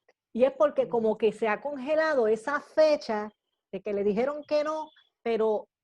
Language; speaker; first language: Spanish; native; Spanish